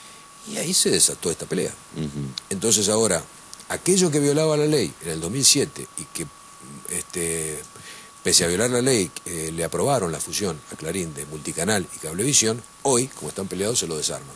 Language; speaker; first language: Spanish; native; Spanish